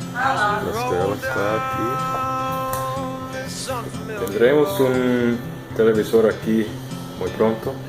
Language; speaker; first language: Spanish; non-native, learner; English